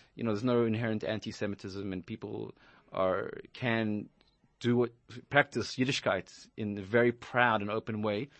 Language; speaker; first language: English; native; English